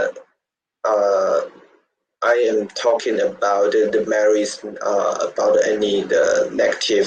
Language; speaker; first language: English; non-native, learner; Chinese